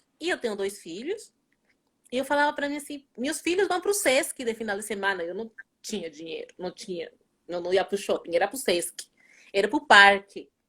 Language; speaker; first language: Portuguese; non-native, fluent; Spanish